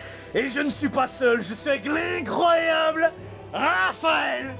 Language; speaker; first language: French; native; French